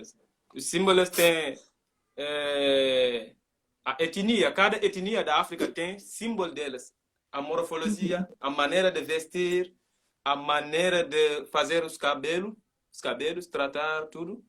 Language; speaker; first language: Portuguese; non-native, learner; Mandingo